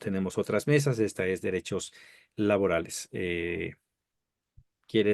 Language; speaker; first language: Spanish; native; Spanish